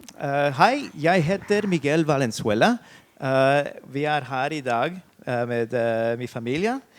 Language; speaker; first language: Norwegian; non-native, learner; English